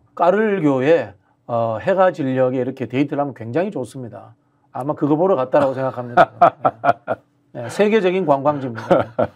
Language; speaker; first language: Korean; native; Korean